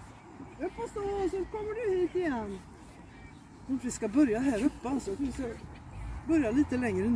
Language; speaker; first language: Swedish; native; Swedish